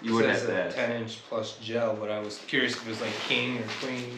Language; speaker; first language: English; native; English